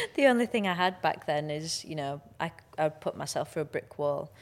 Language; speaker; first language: English; native; English